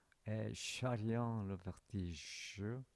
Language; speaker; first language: French; non-native, learner; Korean